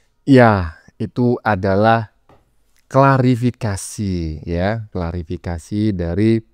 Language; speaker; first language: Indonesian; native; Indonesian